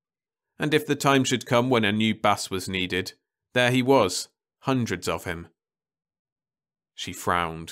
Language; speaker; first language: English; native; English